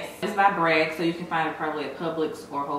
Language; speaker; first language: English; native; English